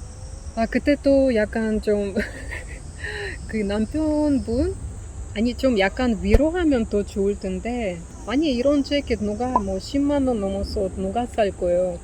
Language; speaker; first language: Korean; non-native, learner; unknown